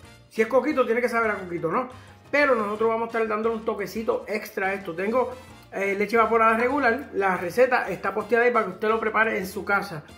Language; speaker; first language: Spanish; early bilingual, heritage; Spanish